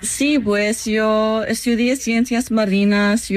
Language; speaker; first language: Spanish; non-native, learner; English